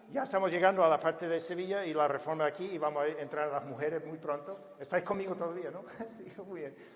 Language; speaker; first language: Spanish; non-native, fluent; English